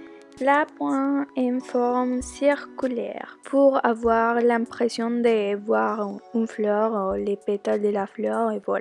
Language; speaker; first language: French; non-native, learner; Spanish